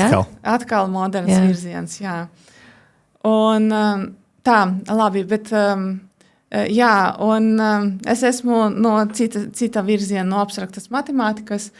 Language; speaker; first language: Latvian; non-native, local second language; Russian